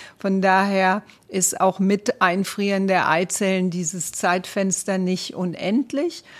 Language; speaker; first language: German; native; German